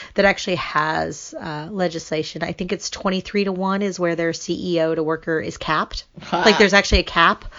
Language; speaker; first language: English; native; English